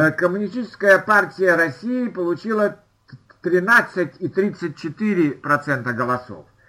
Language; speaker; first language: Russian; native; Russian